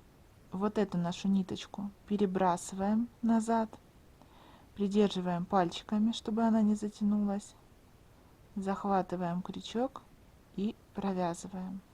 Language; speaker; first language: Russian; native; Russian